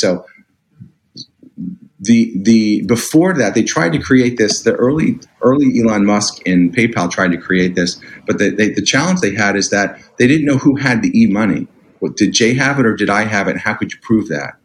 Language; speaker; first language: English; native; English